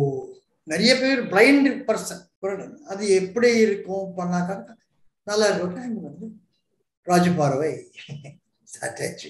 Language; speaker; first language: Tamil; non-native, local second language; Telugu